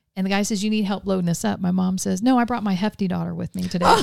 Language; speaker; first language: English; native; English